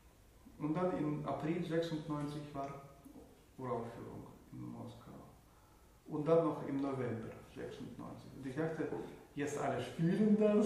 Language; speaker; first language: German; non-native, fluent; Russian